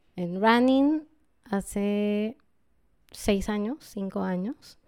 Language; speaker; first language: Spanish; native; Spanish